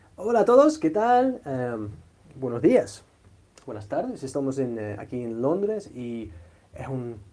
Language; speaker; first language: Spanish; non-native, fluent; English